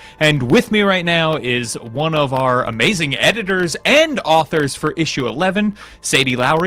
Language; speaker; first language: English; native; English